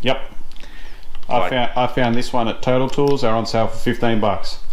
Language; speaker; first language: English; native; English